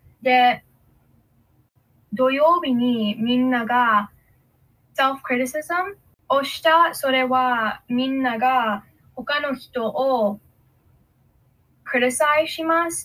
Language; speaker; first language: Japanese; non-native, learner; English